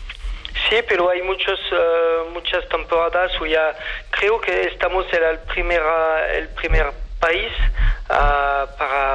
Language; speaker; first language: Spanish; non-native, fluent; French